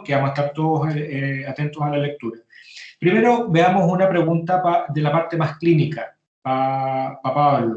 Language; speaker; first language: Spanish; native; Spanish